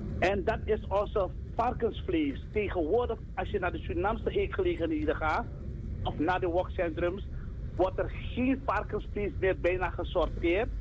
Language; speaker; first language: Dutch; native; Dutch